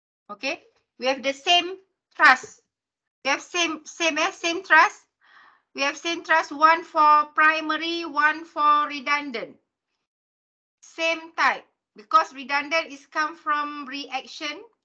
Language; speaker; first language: English; non-native, local second language; Malay